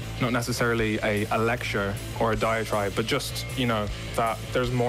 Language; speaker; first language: English; native; English